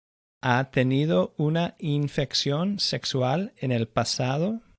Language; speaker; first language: Spanish; non-native, fluent; English